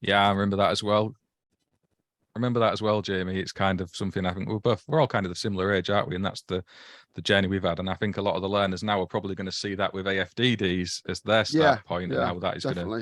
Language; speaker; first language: English; native; English